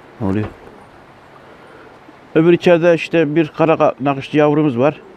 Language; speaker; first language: Turkish; native; Turkish